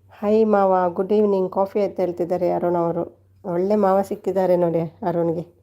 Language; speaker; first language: Kannada; non-native, local second language; Tulu